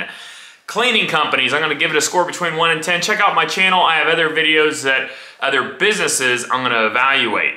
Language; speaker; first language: English; native; English